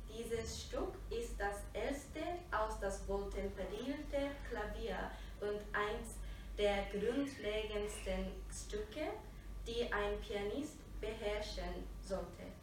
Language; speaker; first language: German; non-native, fluent; Japanese